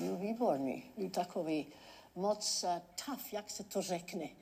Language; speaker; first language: Czech; non-native, learner; German